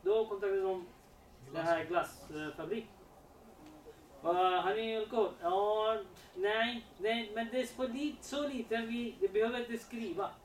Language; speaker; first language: Swedish; non-native, learner; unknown